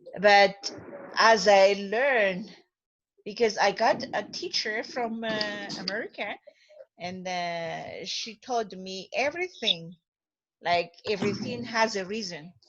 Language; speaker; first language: English; non-native, fluent; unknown